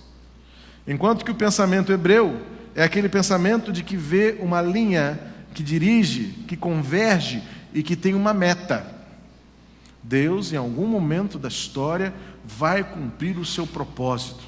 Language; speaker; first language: Portuguese; native; Portuguese